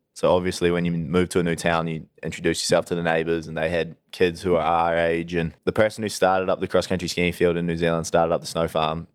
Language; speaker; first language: English; native; English